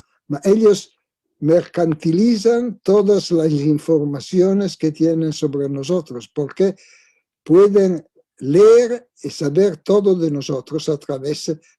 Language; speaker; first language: Spanish; non-native, fluent; Italian